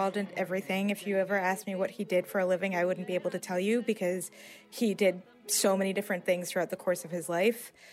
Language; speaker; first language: English; native; English